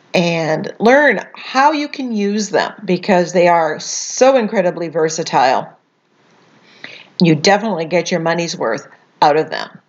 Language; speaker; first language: English; native; English